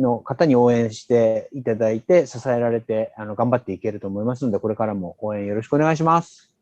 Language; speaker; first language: Japanese; native; Japanese